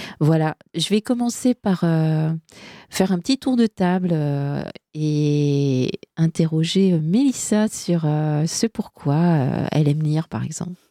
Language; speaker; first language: French; native; French